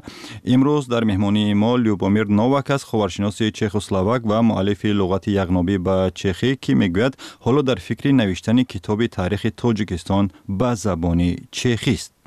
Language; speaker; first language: Tajik; native; Tajik